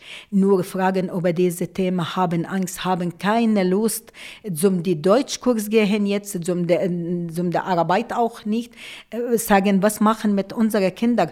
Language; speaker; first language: German; non-native, local second language; Arabic